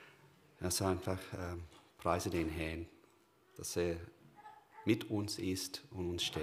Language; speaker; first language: German; non-native, learner; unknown